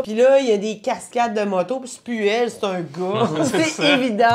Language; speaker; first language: French; native; French